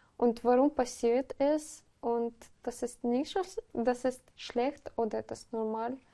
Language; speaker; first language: German; non-native, learner; Ukrainian